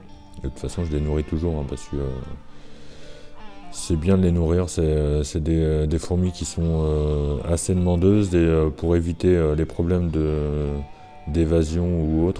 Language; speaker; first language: French; native; French